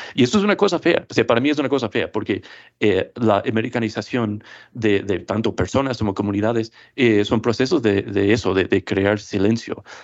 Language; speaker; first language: Spanish; non-native, fluent; English